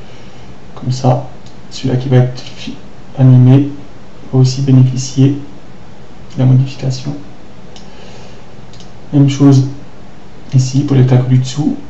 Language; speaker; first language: French; native; French